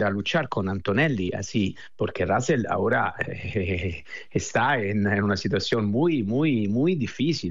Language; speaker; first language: Spanish; non-native, fluent; Italian